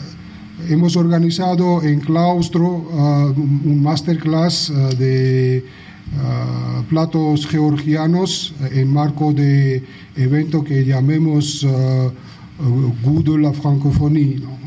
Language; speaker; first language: Spanish; non-native, fluent; Georgian